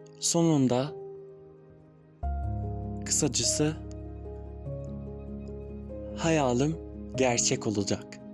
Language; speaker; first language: Turkish; non-native, learner; Arabic